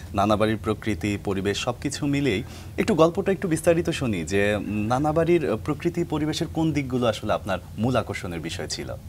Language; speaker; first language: Bangla; native; Bangla